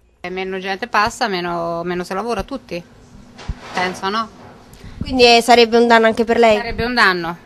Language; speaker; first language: Italian; native; Italian